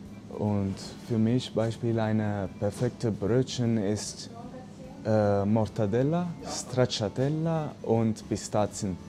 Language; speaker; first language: German; non-native, learner; Italian